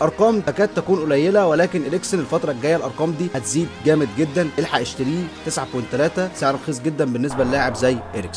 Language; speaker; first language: Arabic; native; Arabic